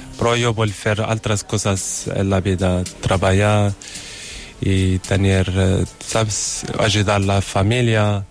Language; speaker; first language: Catalan; non-native, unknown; Arabic